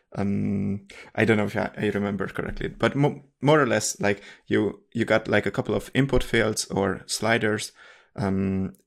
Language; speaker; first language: English; non-native, fluent; Hungarian